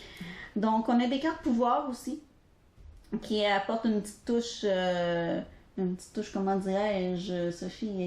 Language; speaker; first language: French; native; French